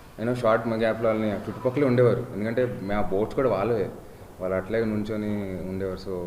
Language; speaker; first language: Telugu; native; Telugu